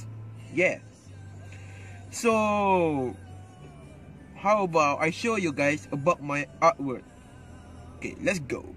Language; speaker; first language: English; non-native, learner; Malay